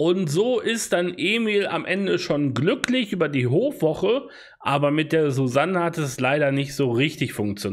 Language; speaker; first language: German; native; German